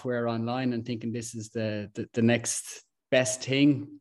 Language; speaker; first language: English; native; English